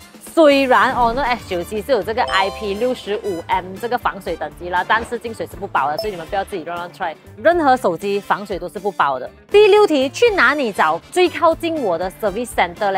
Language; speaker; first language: Chinese; native; Chinese